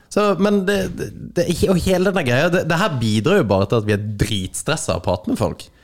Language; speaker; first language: Norwegian; native; Norwegian